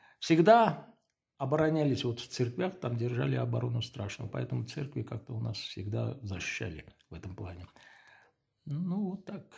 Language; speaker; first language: Russian; non-native, local second language; Armenian